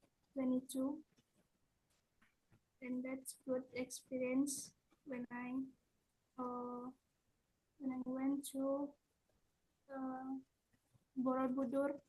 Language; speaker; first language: English; non-native, learner; Indonesian